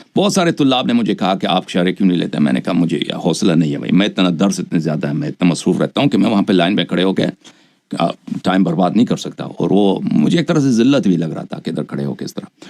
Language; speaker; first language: Urdu; non-native, fluent; Persian